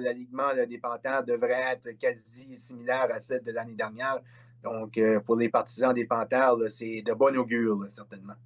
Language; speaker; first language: French; native; French